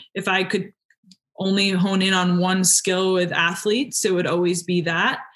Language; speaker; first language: English; native; English